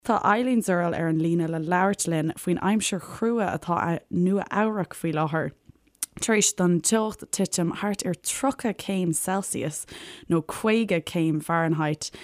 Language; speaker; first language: Irish; native; Irish